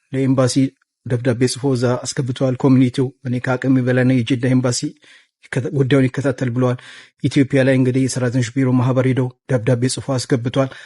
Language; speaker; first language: Amharic; native; Amharic